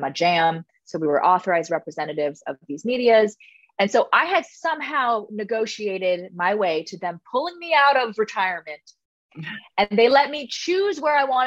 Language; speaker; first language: English; native; English